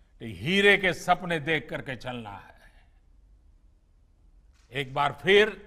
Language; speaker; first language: Hindi; non-native, local second language; Gujarati